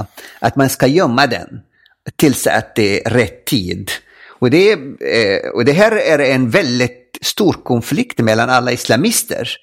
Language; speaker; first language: Swedish; non-native, fluent; Arabic